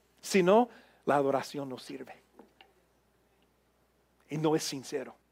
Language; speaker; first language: Spanish; non-native, fluent; English